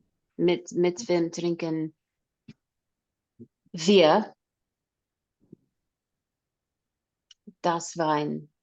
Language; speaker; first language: German; non-native, learner; English